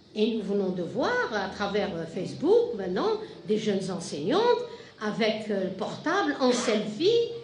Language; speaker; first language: French; non-native, local second language; Arabic